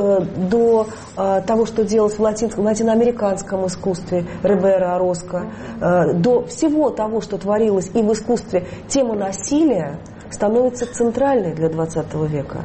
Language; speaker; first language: Russian; native; Russian